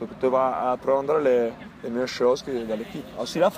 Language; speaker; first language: French; non-native, learner; Italian